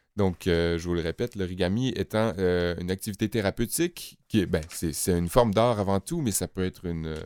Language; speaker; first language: French; native; French